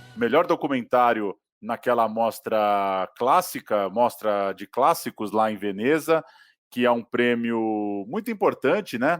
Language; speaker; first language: Portuguese; native; Portuguese